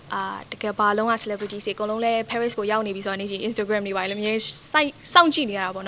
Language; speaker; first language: Burmese; native; Burmese